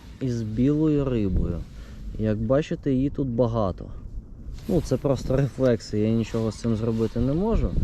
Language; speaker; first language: Ukrainian; non-native, local second language; Russian